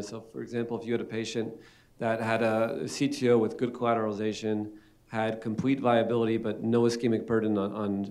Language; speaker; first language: English; native; English